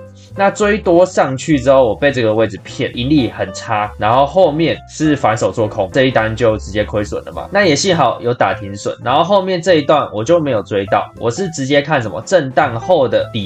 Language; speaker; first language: Chinese; native; Chinese